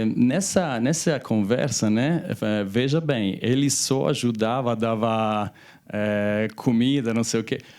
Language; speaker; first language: Portuguese; non-native, fluent; Italian